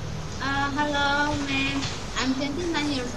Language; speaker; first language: English; non-native, learner; Indonesian